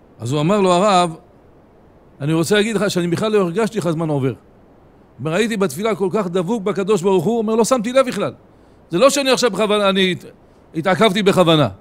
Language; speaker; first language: Hebrew; native; Hebrew